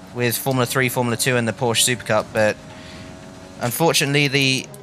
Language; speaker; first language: English; native; English